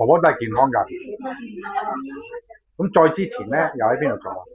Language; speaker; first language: Cantonese; native; Cantonese